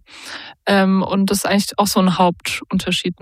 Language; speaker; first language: German; native; German